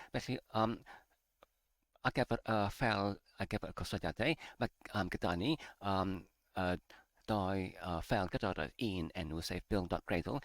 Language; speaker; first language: Welsh; non-native, learner; English